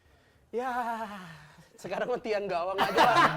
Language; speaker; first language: Indonesian; native; Indonesian